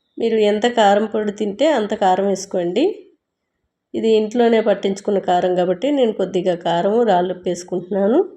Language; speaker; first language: Telugu; native; Telugu